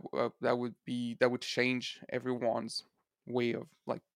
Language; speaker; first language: English; non-native, fluent; French